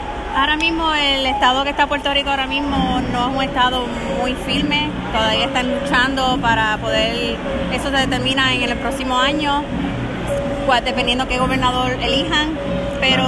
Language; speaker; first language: Spanish; native; Spanish